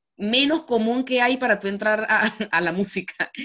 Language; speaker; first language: Spanish; native; Spanish